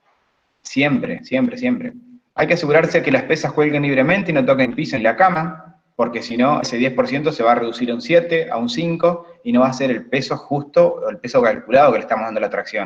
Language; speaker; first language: Spanish; native; Spanish